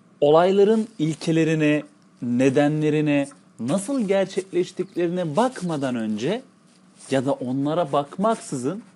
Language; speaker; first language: Turkish; native; Turkish